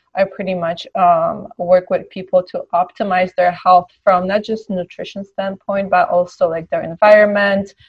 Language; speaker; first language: English; early bilingual, other home language; Polish